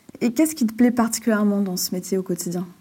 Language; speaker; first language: French; native; French